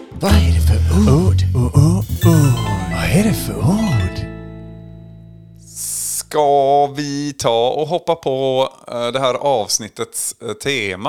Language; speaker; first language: Swedish; native; Swedish